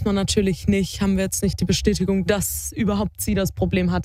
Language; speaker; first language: German; native; German